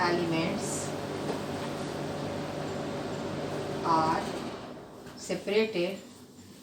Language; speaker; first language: English; non-native, local second language; Hindi